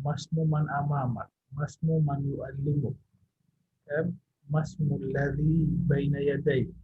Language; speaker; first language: Arabic; non-native, fluent; Indonesian